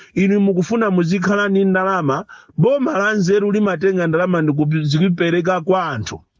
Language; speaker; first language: Nyanja; native; Nyanja